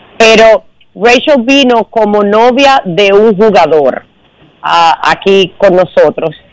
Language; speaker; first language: Spanish; native; Spanish